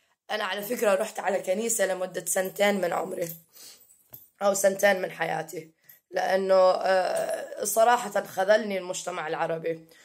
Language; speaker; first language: Arabic; early bilingual, heritage; Arabic